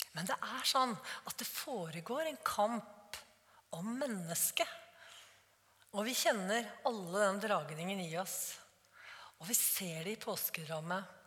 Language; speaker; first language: Norwegian; native; Norwegian